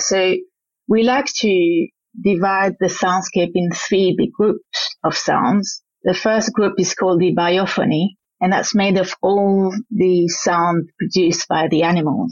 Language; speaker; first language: English; non-native, fluent; French